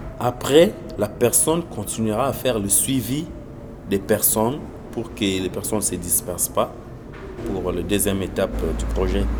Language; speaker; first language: French; non-native, local second language; Lingala